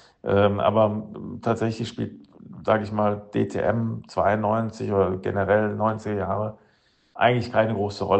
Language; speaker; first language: German; native; German